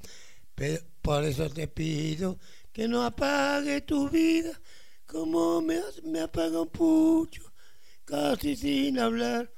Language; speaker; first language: Spanish; native; Spanish